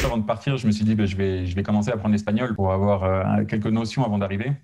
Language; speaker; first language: French; native; French